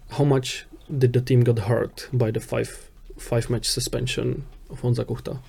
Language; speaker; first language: English; non-native, fluent; Czech